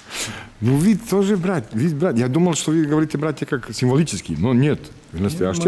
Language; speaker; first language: Russian; non-native, learner; Serbian